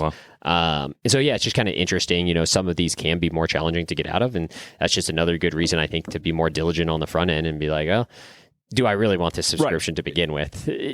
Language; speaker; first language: English; native; English